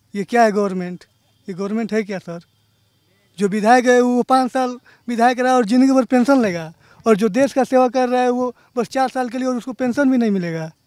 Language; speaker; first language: Hindi; native; Hindi